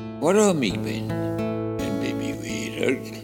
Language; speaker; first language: Dutch; non-native, learner; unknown